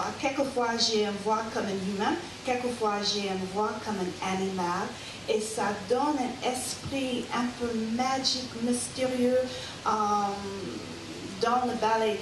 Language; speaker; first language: French; non-native, fluent; English